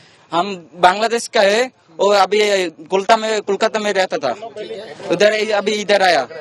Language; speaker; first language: Hindi; non-native, learner; Bangla